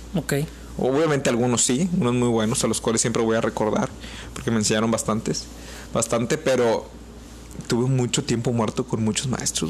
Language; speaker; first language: Spanish; native; Spanish